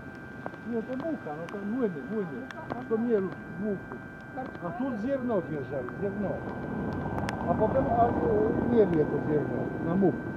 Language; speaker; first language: Russian; non-native, learner; Polish